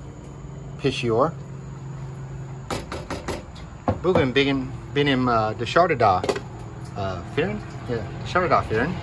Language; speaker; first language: Turkish; non-native, learner; English